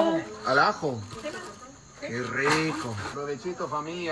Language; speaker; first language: Spanish; non-native, fluent; English